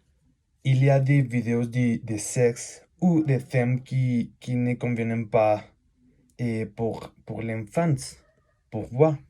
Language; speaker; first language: French; non-native, learner; Spanish